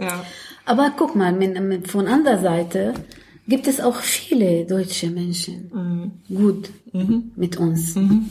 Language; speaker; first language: German; non-native, learner; Arabic